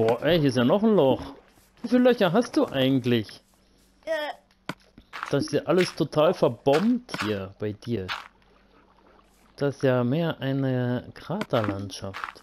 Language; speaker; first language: German; native; German